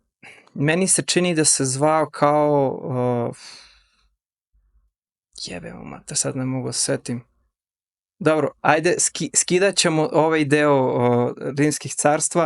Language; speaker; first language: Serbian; early bilingual, heritage; Serbian